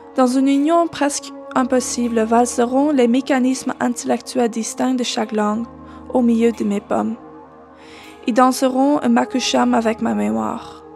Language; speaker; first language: French; non-native, fluent; Dutch